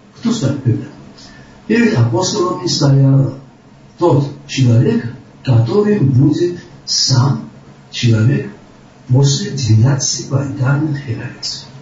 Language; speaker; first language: Russian; non-native, local second language; Georgian